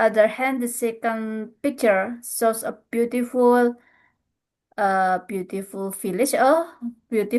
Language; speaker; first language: English; non-native, fluent; Indonesian